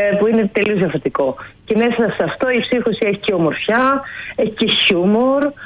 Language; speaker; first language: Greek; native; Greek